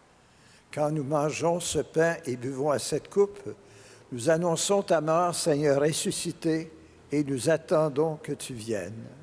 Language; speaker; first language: French; native; French